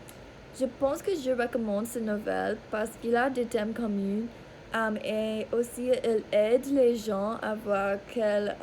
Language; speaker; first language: French; non-native, learner; English